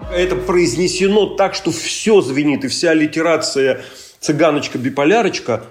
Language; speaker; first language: Russian; native; Russian